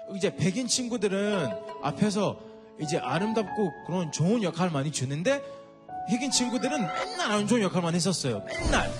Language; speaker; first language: Korean; non-native, fluent; English